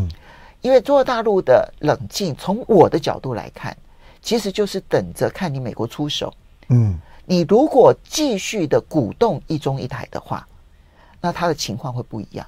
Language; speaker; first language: Chinese; native; Chinese